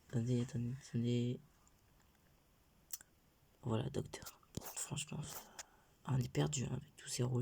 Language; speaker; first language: French; native; French